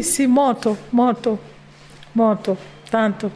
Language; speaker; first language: Italian; non-native, learner; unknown